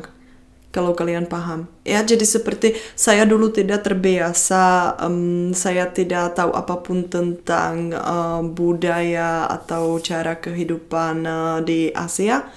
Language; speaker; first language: Indonesian; non-native, fluent; Czech